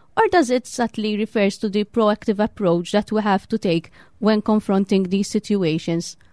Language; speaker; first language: English; non-native, local second language; Maltese